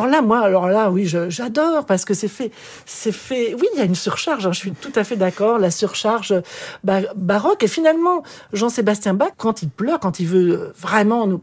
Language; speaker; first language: French; native; French